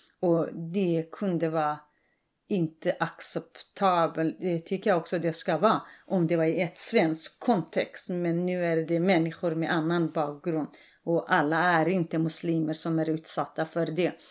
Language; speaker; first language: Swedish; non-native, fluent; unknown